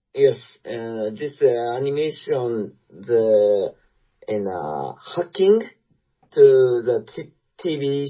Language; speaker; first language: English; non-native, learner; Japanese